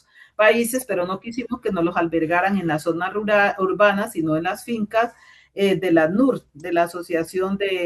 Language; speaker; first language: Spanish; native; Spanish